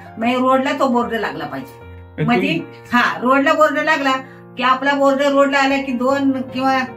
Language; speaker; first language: Marathi; native; Marathi